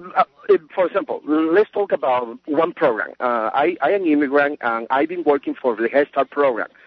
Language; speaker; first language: English; non-native, learner; Spanish